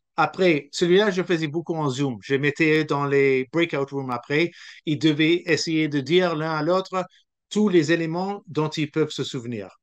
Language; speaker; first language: French; non-native, local second language; English